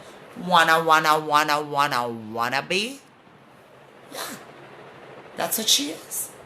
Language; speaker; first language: English; non-native, local second language; Hindi